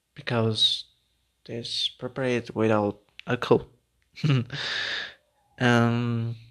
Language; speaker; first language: English; non-native, learner; Spanish